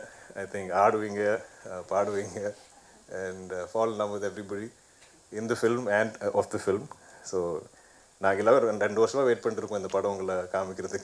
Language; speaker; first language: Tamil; non-native, fluent; Malayalam